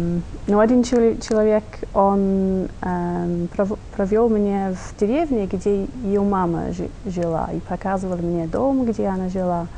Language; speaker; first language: Russian; non-native, fluent; English